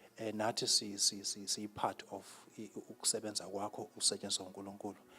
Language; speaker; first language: Zulu; native; Zulu